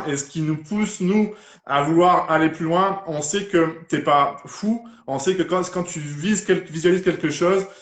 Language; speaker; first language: French; native; French